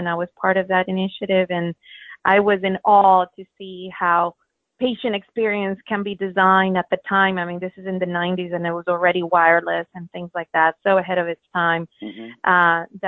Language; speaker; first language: English; non-native, fluent; Spanish